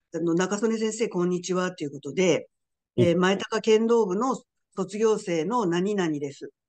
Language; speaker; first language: Japanese; native; Japanese